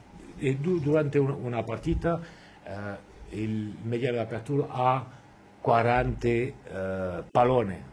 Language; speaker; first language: Italian; non-native, fluent; French